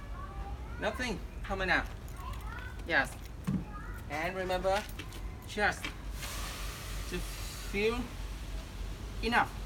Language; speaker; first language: English; non-native, learner; Vietnamese